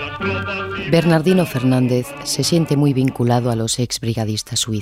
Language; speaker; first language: Spanish; native; Spanish